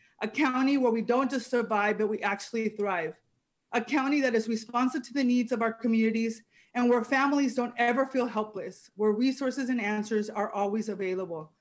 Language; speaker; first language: English; non-native, fluent; Spanish